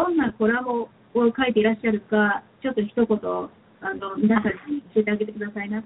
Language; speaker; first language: Japanese; native; Japanese